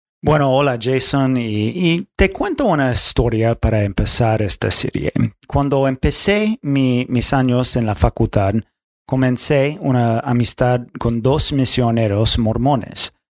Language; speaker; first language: Spanish; non-native, fluent; English